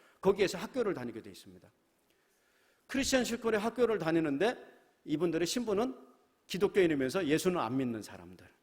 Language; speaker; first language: Korean; native; Korean